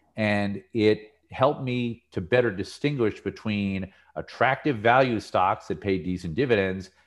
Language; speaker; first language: English; native; English